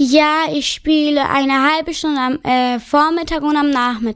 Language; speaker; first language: German; early bilingual, other home language; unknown